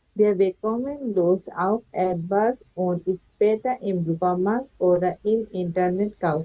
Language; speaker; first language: German; non-native, learner; Bangla